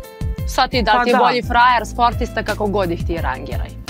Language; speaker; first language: Serbian; native; Serbian